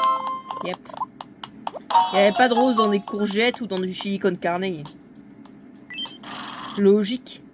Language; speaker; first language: French; native; French